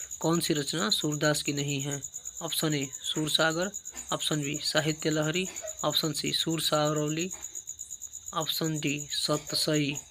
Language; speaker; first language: Hindi; native; Hindi